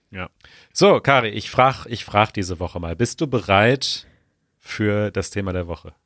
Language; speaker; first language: German; native; German